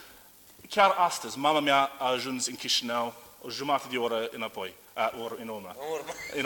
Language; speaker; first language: Romanian; non-native, learner; English